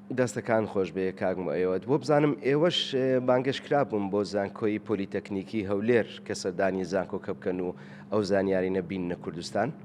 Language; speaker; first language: Central Kurdish; native; Central Kurdish